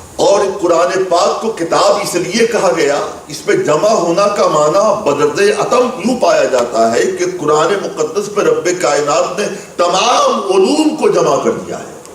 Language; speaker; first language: Urdu; native; Urdu